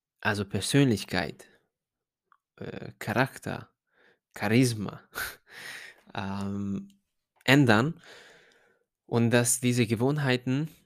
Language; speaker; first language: German; non-native, fluent; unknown